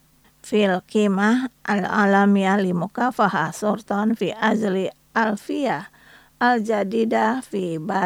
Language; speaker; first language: Arabic; non-native, fluent; Indonesian